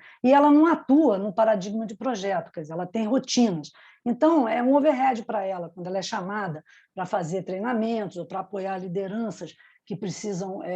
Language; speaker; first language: Portuguese; native; Portuguese